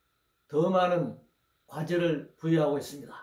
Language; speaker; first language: Korean; native; Korean